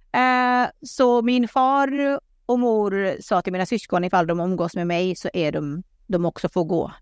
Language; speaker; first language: Swedish; early bilingual, other home language; Pashto